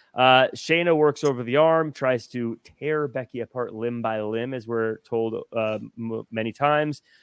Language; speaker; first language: English; native; English